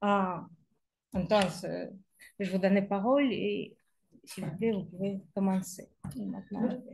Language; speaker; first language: French; non-native, learner; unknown